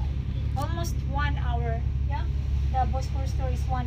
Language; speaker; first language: English; non-native, local second language; Filipino